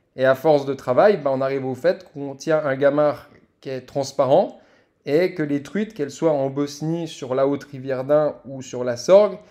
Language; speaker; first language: French; native; French